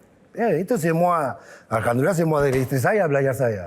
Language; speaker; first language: Indonesian; non-native, fluent; Spanish